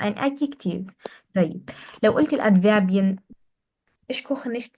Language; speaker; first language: German; non-native, fluent; Arabic